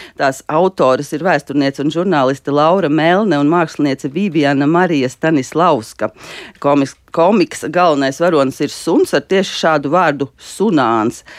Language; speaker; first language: Latvian; native; Latvian